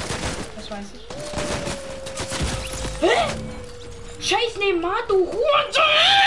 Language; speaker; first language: German; early bilingual, other home language; Turkish